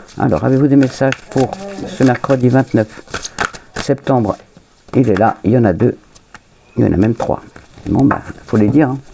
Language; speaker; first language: French; early bilingual, other home language; Portuguese